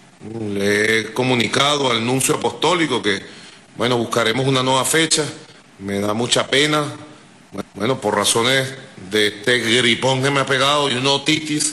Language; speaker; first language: Spanish; native; Spanish